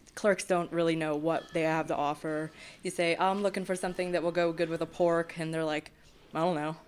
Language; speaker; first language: English; native; English